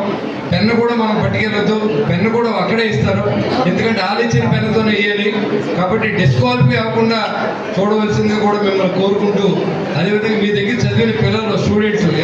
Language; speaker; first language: Telugu; native; Telugu